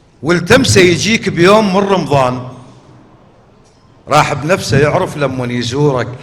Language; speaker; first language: Arabic; native; Arabic